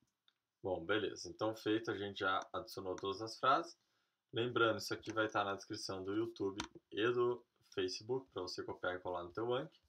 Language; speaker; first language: Portuguese; native; Portuguese